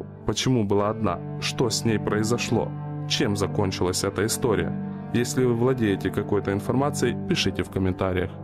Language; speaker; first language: Russian; native; Russian